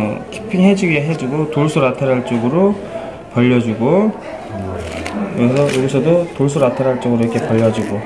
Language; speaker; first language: Korean; native; Korean